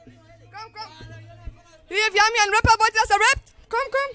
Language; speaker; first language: German; non-native, learner; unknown